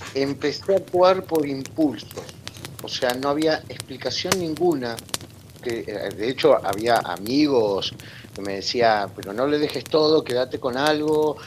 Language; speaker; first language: Spanish; native; Spanish